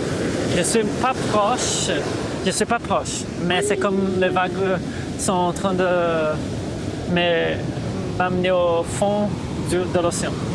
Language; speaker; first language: French; non-native, fluent; Portuguese